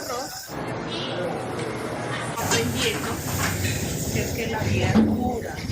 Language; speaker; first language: Spanish; native; Spanish